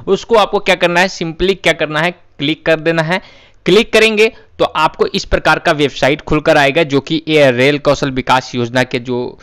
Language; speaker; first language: Hindi; native; Hindi